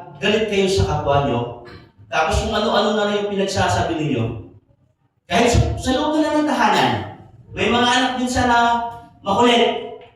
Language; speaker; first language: Filipino; non-native, local second language; Bikol